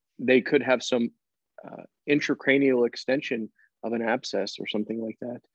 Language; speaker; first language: English; native; English